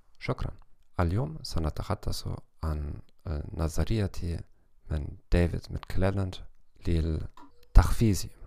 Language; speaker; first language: Arabic; non-native, learner; German